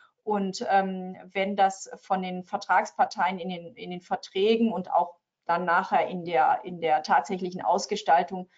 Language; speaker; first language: German; native; German